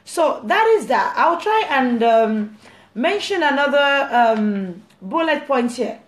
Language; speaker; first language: English; non-native, local second language; Yoruba